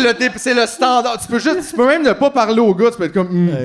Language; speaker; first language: French; native; French